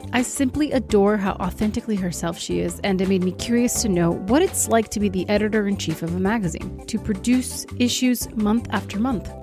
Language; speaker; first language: English; early bilingual, other home language; Portuguese